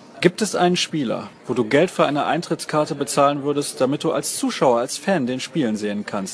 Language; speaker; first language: German; native; German